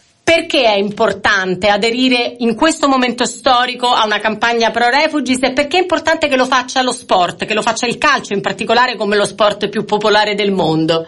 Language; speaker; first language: Italian; native; Italian